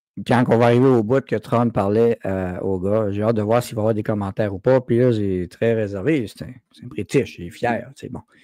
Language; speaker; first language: French; native; French